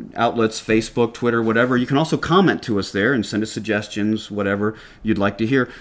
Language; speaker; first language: English; native; English